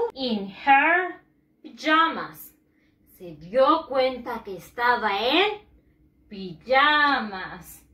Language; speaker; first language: Spanish; native; Spanish